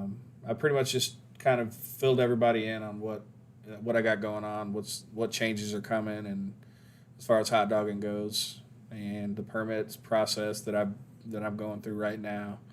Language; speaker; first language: English; native; English